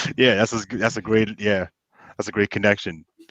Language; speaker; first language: English; native; English